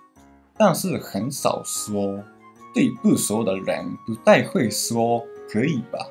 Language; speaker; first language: Chinese; non-native, fluent; Japanese